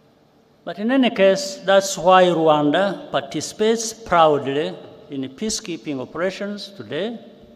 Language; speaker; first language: English; non-native, local second language; Kinyarwanda